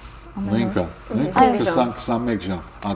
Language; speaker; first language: Armenian; native; Armenian